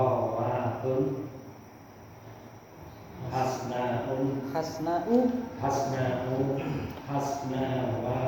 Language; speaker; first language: Arabic; non-native, learner; Indonesian